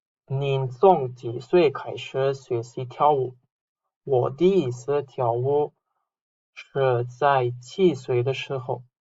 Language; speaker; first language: Chinese; non-native, fluent; Uzbek